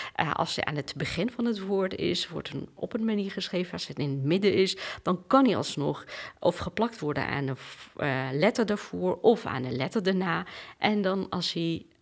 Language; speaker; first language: Dutch; non-native, fluent; Kurdish